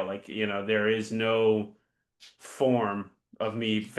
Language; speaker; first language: English; native; English